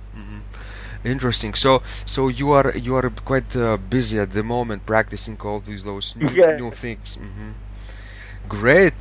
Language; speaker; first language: English; non-native, fluent; Lithuanian